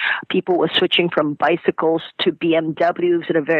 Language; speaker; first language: English; non-native, local second language; Cantonese